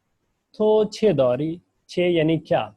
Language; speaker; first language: Persian; non-native, fluent; Urdu